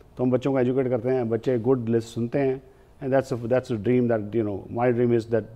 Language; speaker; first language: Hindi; native; Hindi